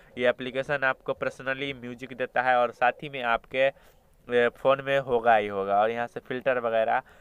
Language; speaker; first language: Hindi; native; Hindi